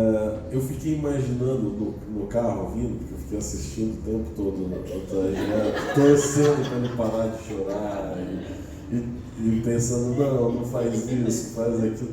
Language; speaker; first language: Portuguese; native; Portuguese